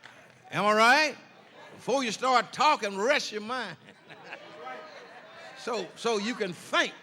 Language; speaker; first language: English; native; English